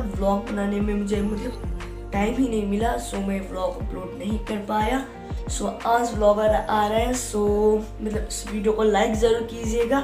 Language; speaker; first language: Hindi; non-native, local second language; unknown